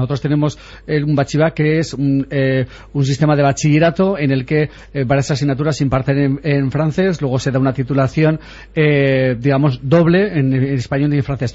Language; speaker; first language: Spanish; native; Spanish